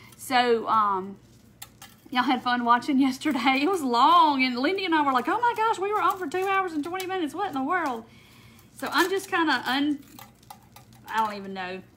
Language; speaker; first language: English; native; English